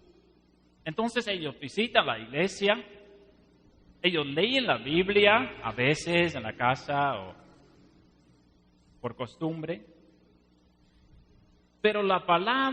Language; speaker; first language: Spanish; non-native, fluent; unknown